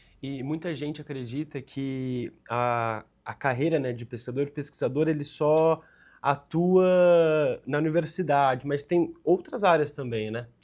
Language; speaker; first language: Portuguese; native; Portuguese